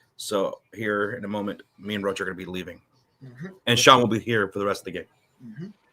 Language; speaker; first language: English; native; English